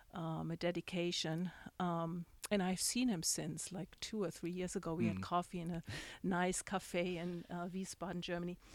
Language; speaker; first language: English; non-native, fluent; German